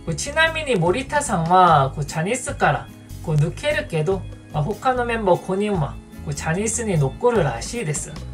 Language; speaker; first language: Japanese; non-native, fluent; Korean